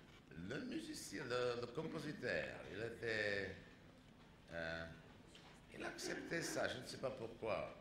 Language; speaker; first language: French; non-native, fluent; Czech